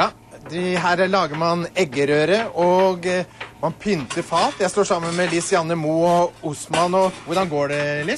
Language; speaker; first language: Norwegian; native; Norwegian